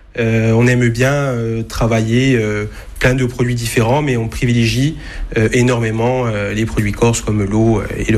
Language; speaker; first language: French; native; French